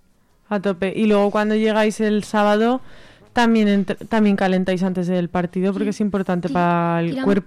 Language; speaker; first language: Spanish; native; Spanish